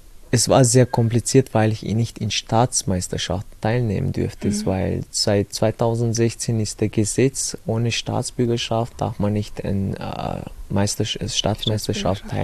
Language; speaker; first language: German; early bilingual, other home language; Chechen